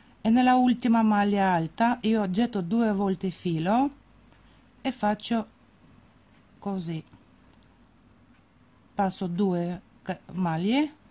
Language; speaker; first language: Italian; non-native, fluent; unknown